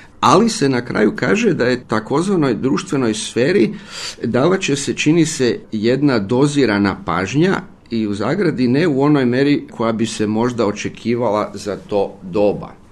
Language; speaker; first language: Croatian; native; Croatian